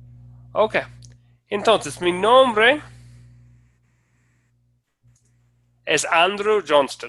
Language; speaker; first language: Spanish; non-native, fluent; English